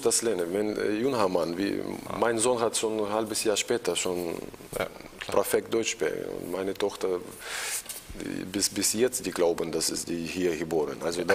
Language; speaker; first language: German; non-native, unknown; Russian